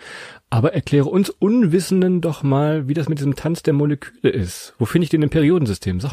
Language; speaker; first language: German; native; German